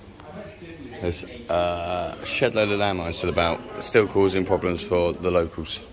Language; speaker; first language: English; native; English